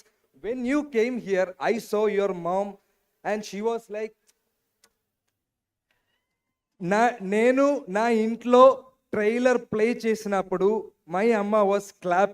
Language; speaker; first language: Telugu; non-native, learner; Malayalam